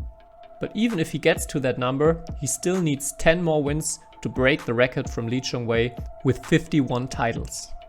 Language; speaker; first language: English; non-native, fluent; German